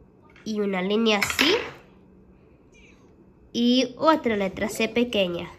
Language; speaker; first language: Spanish; early bilingual, heritage; Spanish